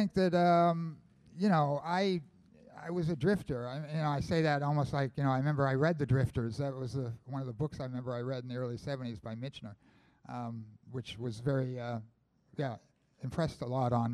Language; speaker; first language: English; native; English